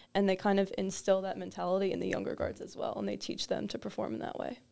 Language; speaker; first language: English; native; English